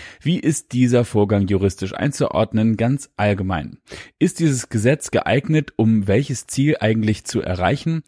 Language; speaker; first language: German; native; German